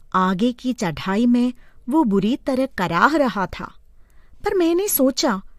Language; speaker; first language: Hindi; non-native, local second language; Malayalam